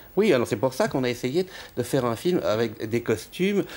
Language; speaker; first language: French; native; French